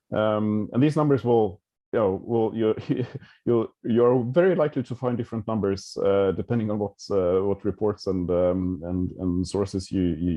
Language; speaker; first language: English; non-native, fluent; Norwegian